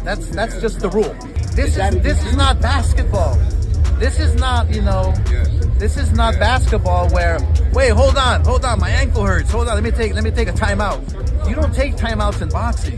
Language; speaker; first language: English; native; English